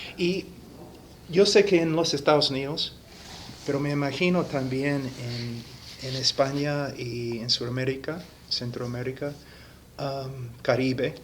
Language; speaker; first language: Spanish; non-native, fluent; English